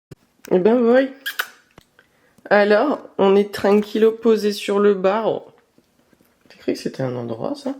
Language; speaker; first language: French; native; French